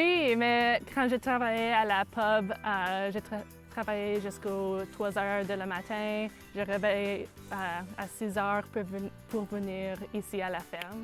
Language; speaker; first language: French; non-native, local second language; English